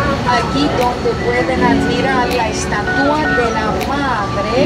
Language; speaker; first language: Spanish; non-native, learner; Greek